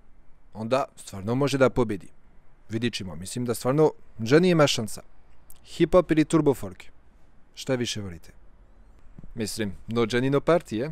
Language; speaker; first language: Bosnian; non-native, fluent; French